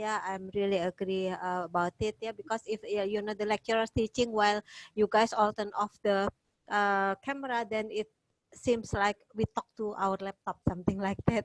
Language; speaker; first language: English; non-native, fluent; Indonesian